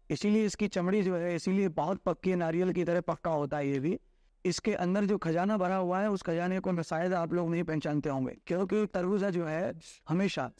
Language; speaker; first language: Hindi; native; Hindi